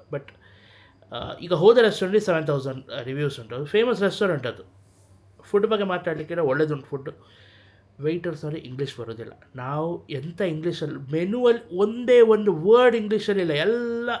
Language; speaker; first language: Kannada; native; Kannada